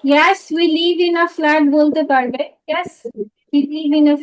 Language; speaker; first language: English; non-native, fluent; Bangla